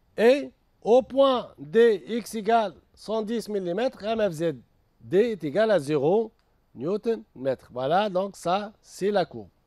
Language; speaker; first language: French; non-native, local second language; Arabic